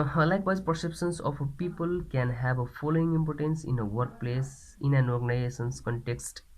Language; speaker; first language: English; non-native, local second language; Nepali